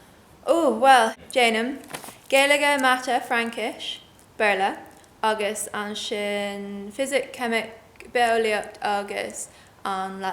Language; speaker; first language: Irish; non-native, learner; English